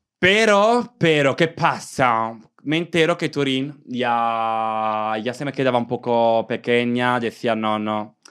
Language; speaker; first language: Spanish; non-native, fluent; Italian